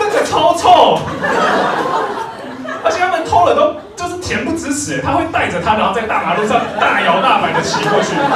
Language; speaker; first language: Chinese; native; Chinese